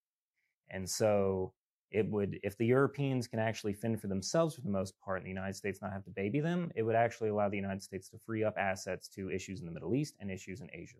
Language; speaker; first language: English; native; English